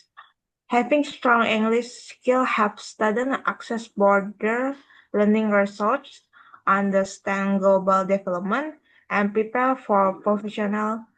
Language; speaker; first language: English; non-native, learner; Indonesian